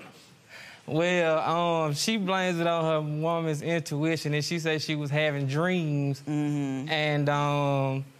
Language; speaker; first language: English; native; English